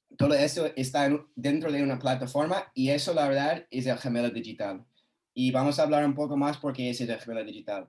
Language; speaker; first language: Spanish; non-native, fluent; English